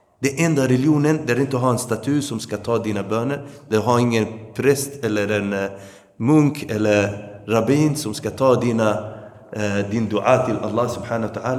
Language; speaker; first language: Swedish; early bilingual, other home language; Arabic